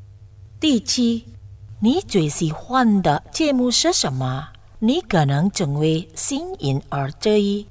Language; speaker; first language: Chinese; non-native, fluent; Indonesian